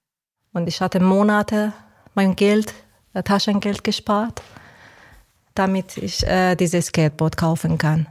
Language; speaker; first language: German; non-native, learner; Persian